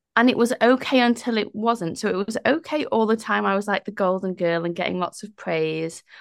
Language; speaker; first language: English; native; English